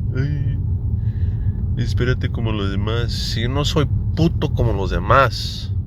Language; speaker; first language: Spanish; early bilingual, other home language; English